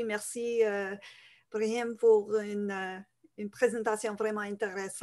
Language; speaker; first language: French; non-native, fluent; English